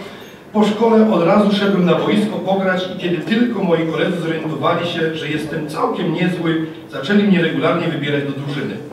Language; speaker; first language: Polish; native; Polish